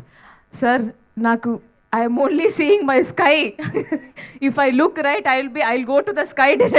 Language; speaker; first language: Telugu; non-native, learner; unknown